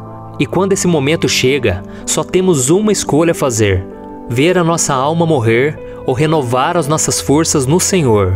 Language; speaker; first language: Portuguese; native; Portuguese